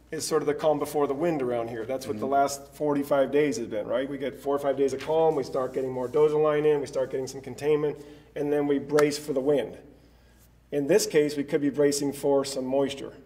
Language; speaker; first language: English; native; English